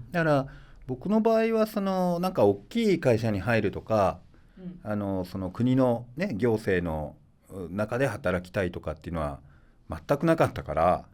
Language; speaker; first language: Japanese; native; Japanese